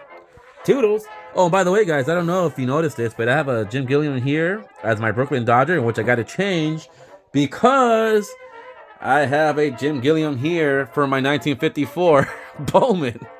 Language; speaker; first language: English; native; English